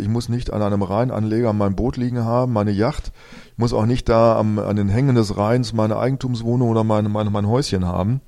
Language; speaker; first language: German; native; German